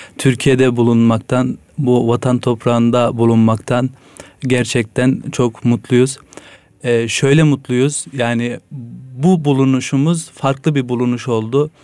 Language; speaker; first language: Turkish; native; Turkish